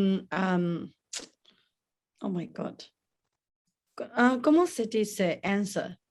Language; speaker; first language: Spanish; non-native, learner; English